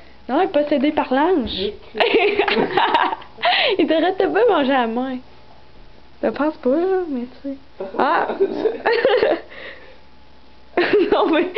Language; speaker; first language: French; native; French